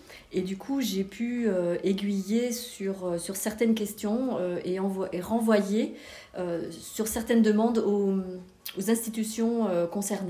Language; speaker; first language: French; native; French